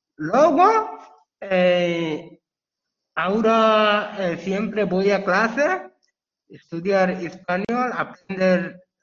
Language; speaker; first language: Spanish; non-native, learner; Bangla